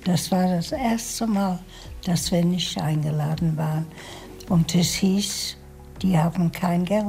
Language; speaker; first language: German; non-native, fluent; English